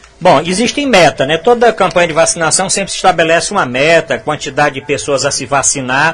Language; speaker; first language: Portuguese; native; Portuguese